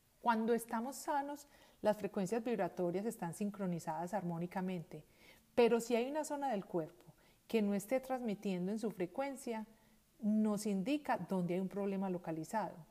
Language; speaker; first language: Spanish; native; Spanish